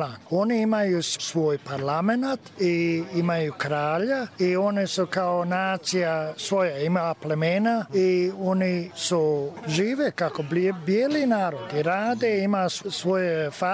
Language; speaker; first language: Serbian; early bilingual, heritage; Serbian